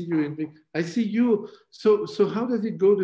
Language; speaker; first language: English; non-native, fluent; French